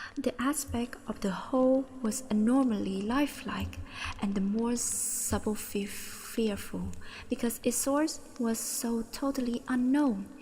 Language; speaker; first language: English; non-native, learner; Vietnamese